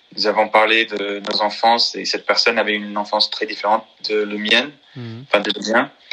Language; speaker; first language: French; non-native, fluent; English